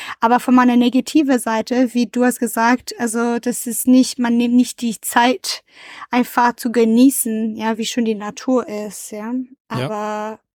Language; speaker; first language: German; non-native, learner; French